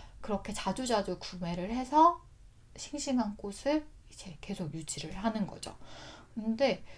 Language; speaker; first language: Korean; native; Korean